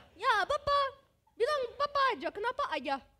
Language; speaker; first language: Indonesian; non-native, learner; German